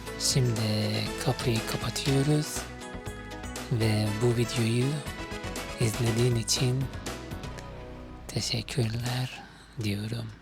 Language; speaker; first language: Turkish; non-native, fluent; Arabic